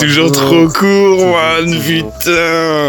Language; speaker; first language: French; native; French